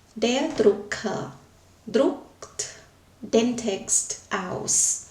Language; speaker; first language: German; non-native, learner; Thai